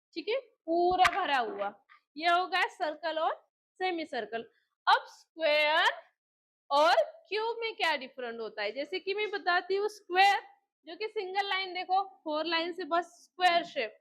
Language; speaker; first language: Hindi; non-native, local second language; Marathi